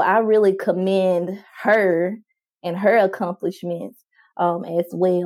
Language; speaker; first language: English; native; English